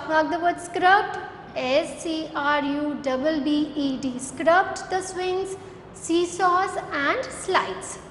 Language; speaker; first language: English; non-native, local second language; Hindi